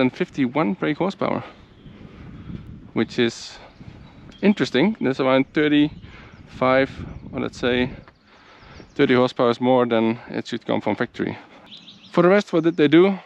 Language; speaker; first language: English; non-native, fluent; Dutch